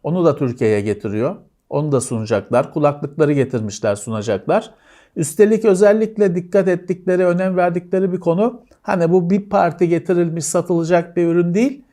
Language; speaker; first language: Turkish; native; Turkish